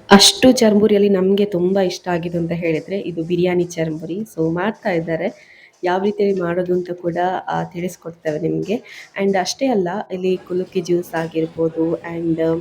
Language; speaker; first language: Kannada; native; Kannada